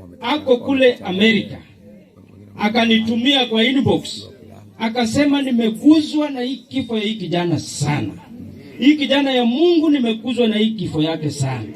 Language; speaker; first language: Swahili; non-native, local second language; Luyia